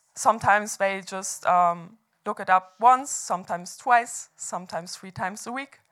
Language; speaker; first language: English; non-native, fluent; German